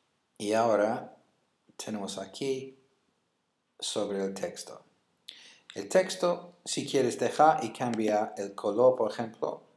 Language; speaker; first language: Spanish; non-native, fluent; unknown